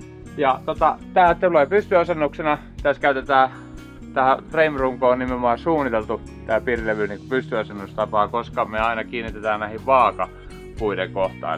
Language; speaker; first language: Finnish; native; Finnish